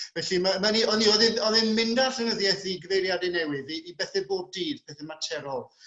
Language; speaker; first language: Welsh; non-native, local second language; English